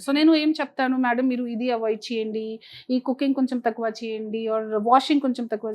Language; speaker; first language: Telugu; non-native, fluent; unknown